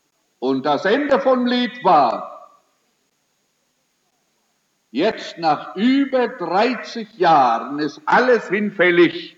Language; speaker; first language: German; early bilingual, heritage; German